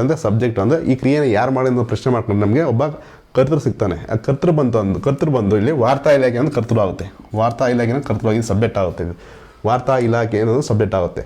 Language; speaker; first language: Kannada; native; Kannada